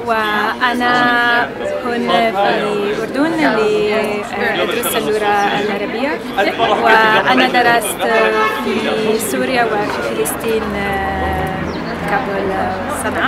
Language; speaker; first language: Arabic; non-native, learner; Italian